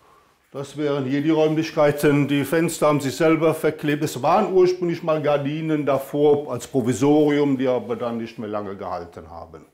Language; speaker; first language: German; native; German